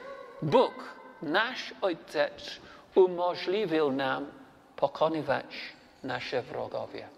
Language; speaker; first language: Polish; non-native, learner; English